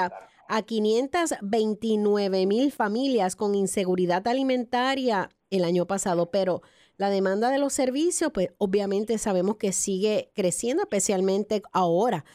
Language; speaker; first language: Spanish; native; Spanish